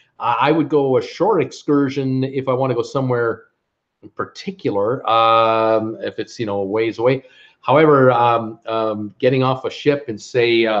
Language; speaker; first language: English; native; English